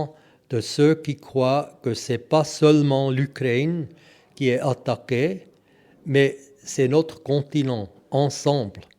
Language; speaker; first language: French; non-native, local second language; German